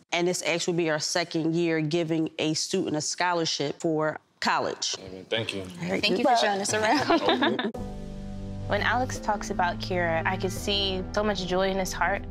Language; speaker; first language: English; native; English